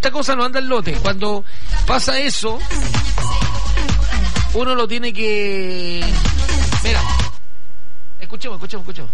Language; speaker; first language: Spanish; native; Spanish